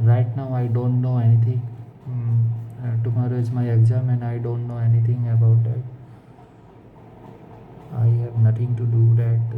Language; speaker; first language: English; non-native, local second language; Hindi